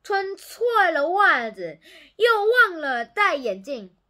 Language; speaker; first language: Chinese; non-native, learner; English